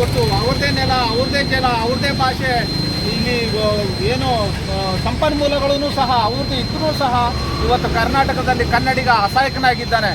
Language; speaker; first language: Kannada; native; Kannada